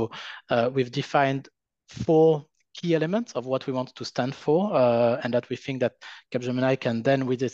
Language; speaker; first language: English; non-native, fluent; French